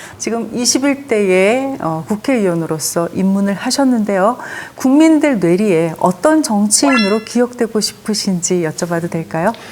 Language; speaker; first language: Korean; native; Korean